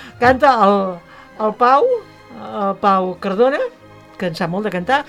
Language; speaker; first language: Catalan; native; Catalan